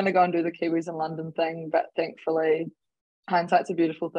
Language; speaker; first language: English; native; English